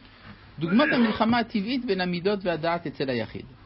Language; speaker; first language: Hebrew; native; Hebrew